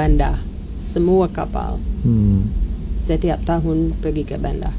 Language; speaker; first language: Indonesian; non-native, learner; English